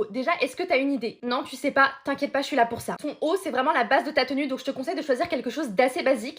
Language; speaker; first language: French; native; French